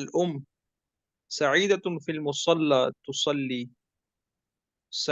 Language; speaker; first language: Arabic; non-native, learner; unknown